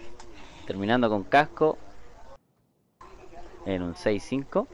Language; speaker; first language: Spanish; native; Spanish